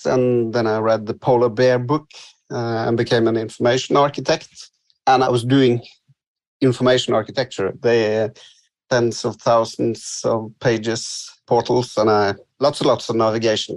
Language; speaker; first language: English; non-native, fluent; Norwegian